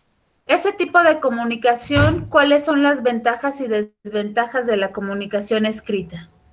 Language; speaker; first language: Spanish; native; Spanish